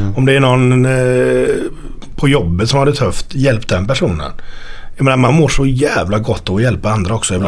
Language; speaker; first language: Swedish; native; Swedish